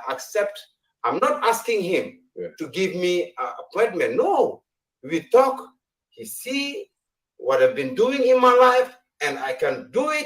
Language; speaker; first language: English; non-native, learner; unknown